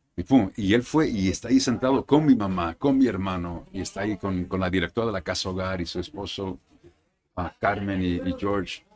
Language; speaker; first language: Spanish; early bilingual, heritage; Spanish